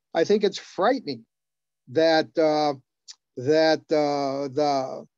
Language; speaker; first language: English; native; English